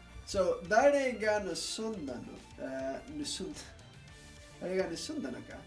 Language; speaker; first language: Japanese; non-native, learner; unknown